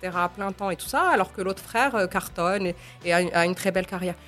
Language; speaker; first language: French; non-native, local second language; Arabic